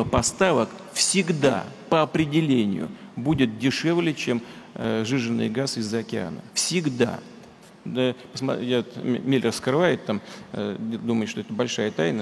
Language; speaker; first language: Russian; native; Russian